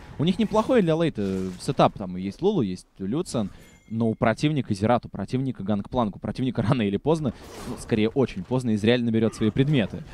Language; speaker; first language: Russian; native; Russian